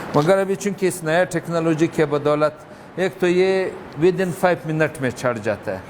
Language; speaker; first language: Urdu; non-native, local second language; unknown